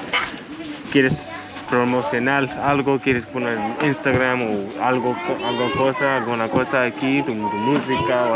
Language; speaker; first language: Spanish; non-native, learner; English